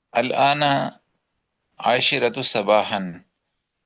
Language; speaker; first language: Arabic; non-native, learner; Urdu